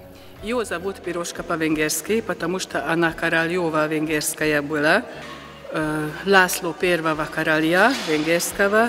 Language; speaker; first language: Russian; non-native, fluent; Hungarian